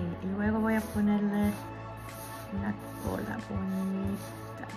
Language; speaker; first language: Spanish; early bilingual, heritage; Spanish